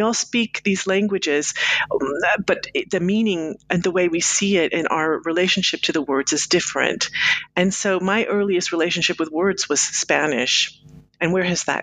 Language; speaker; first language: English; native; English